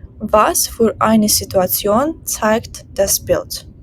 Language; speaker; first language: German; non-native, fluent; Ukrainian